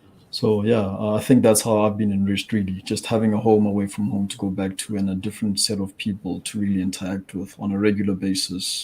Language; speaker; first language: English; non-native, local second language; Tswana